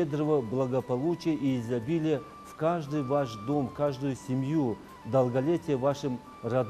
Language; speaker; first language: Russian; non-native, local second language; Tajik